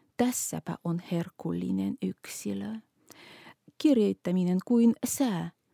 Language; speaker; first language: Finnish; non-native, fluent; Russian